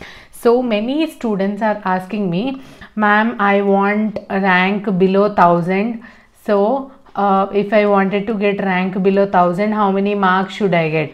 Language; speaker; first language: English; non-native, local second language; Telugu